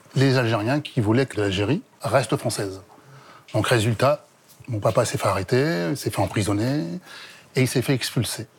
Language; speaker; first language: French; native; French